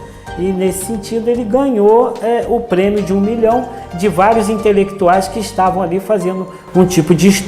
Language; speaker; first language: Portuguese; native; Portuguese